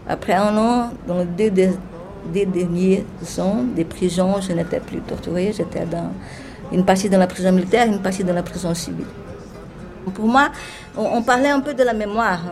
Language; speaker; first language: French; non-native, fluent; Portuguese